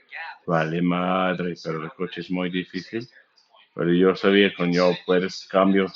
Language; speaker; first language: Spanish; non-native, learner; English